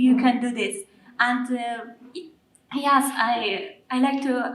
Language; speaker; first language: English; non-native, learner; Persian